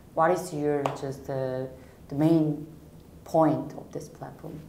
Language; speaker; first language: English; non-native, fluent; Korean